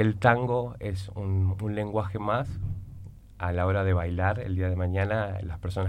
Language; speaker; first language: Spanish; native; Spanish